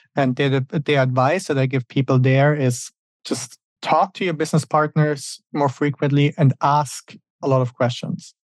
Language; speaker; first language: English; non-native, fluent; German